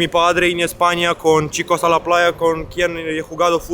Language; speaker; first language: Spanish; non-native, learner; Romanian